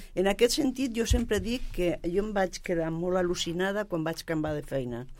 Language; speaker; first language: Catalan; non-native, local second language; Spanish